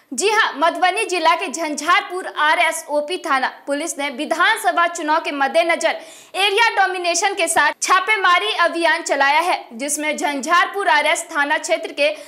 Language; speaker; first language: Hindi; native; Hindi